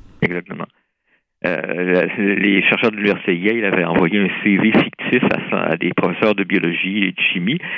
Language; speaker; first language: French; native; French